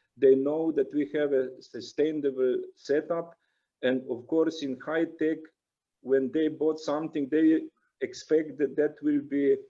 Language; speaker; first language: English; non-native, fluent; Slovenian